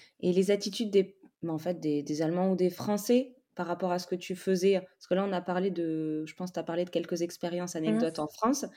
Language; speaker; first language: French; native; French